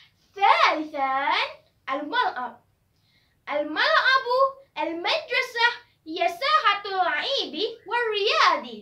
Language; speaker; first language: Arabic; non-native, learner; Malay